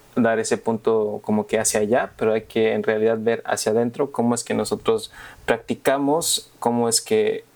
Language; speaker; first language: Spanish; early bilingual, heritage; Spanish